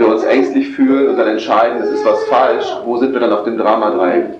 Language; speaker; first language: German; native; German